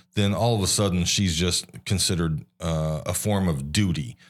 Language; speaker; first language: English; native; English